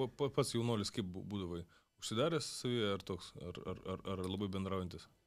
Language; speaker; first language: Lithuanian; non-native, local second language; Russian